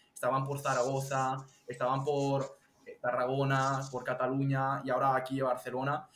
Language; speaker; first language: Spanish; early bilingual, other home language; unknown